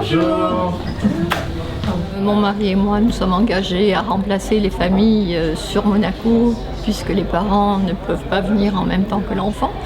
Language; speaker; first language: French; native; French